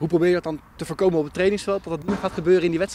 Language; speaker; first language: Dutch; native; Dutch